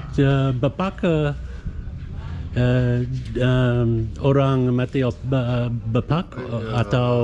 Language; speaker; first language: Indonesian; non-native, learner; English